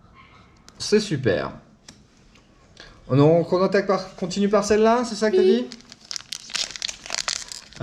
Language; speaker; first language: French; native; French